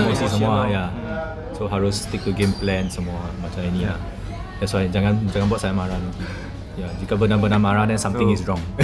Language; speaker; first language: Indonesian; non-native, learner; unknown